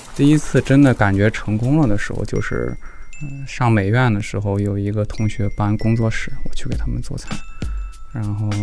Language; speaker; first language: Chinese; native; Chinese